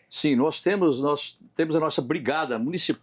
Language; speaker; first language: Portuguese; native; Portuguese